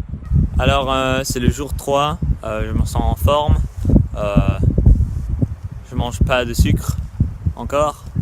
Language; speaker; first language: French; non-native, learner; English